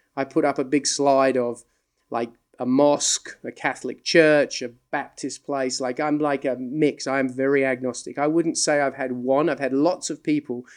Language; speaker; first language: English; native; English